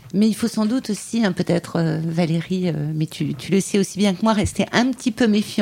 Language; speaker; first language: French; native; French